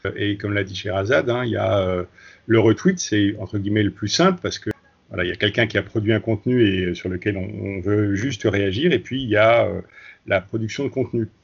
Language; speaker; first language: French; native; French